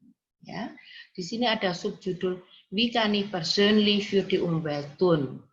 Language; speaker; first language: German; non-native, fluent; Indonesian